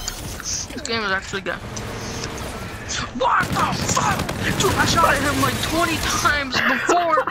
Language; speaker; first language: English; native; English